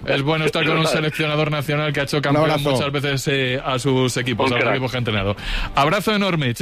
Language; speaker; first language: Spanish; native; Spanish